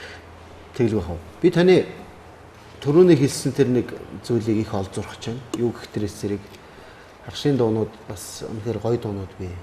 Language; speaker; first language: Mongolian; native; Mongolian